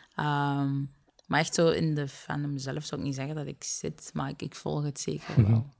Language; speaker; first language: Dutch; early bilingual, other home language; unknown